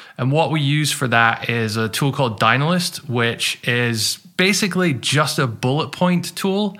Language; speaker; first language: English; native; English